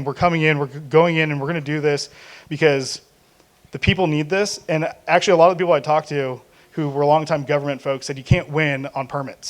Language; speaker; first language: English; native; English